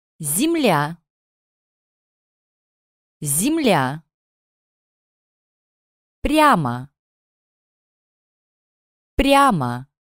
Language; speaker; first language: Russian; non-native, learner; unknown